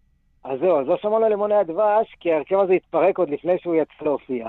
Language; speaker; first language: Hebrew; native; Hebrew